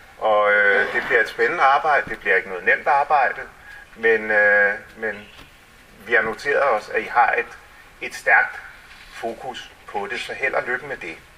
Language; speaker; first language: Danish; early bilingual, other home language; English